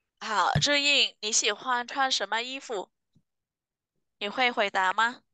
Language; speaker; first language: Chinese; non-native, fluent; Vietnamese